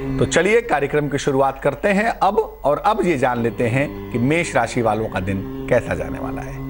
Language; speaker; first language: Hindi; native; Hindi